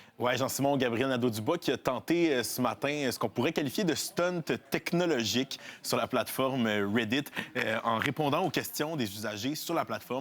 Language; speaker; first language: French; native; French